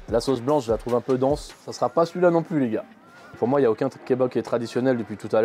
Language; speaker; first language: French; native; French